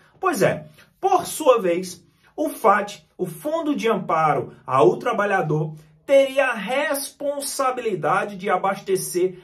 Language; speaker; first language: Portuguese; native; Portuguese